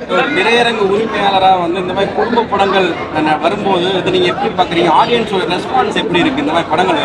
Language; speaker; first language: Tamil; native; Tamil